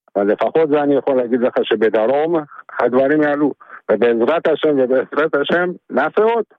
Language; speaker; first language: Hebrew; non-native, fluent; Persian